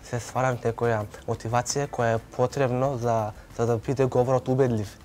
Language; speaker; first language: Macedonian; non-native, local second language; Turkish